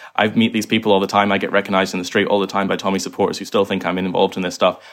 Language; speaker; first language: English; native; English